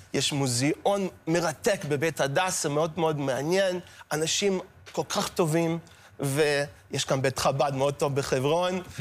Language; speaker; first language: Hebrew; non-native, fluent; English